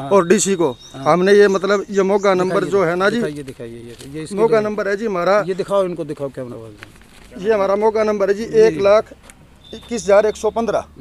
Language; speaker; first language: Hindi; native; Hindi